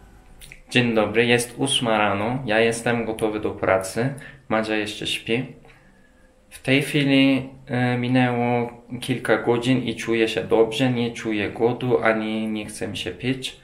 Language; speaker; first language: Polish; non-native, fluent; Turkish